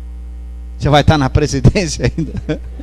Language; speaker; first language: Portuguese; native; Portuguese